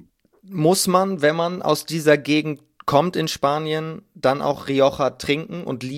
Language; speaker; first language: German; native; German